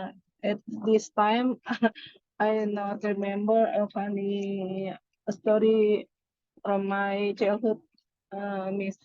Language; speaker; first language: English; non-native, learner; Indonesian